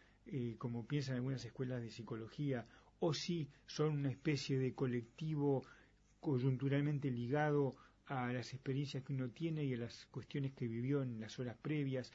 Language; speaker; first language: Spanish; native; Spanish